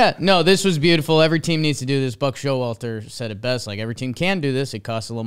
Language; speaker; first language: English; native; English